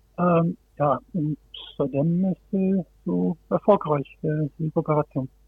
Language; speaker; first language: German; non-native, fluent; Spanish